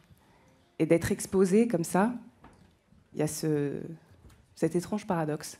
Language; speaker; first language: French; native; French